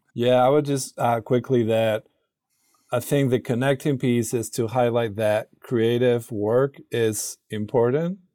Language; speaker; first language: English; non-native, fluent; Spanish